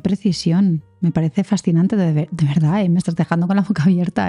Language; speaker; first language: Spanish; native; Spanish